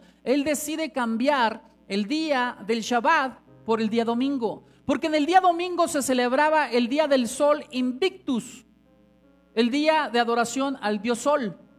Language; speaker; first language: Spanish; native; Spanish